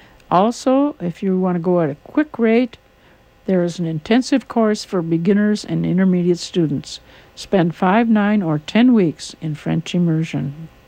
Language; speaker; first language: English; native; English